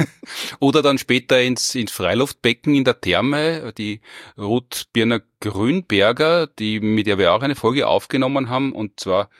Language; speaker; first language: German; native; German